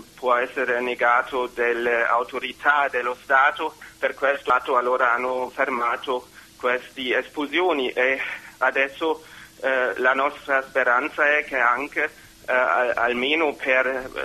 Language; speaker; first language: Italian; non-native, learner; German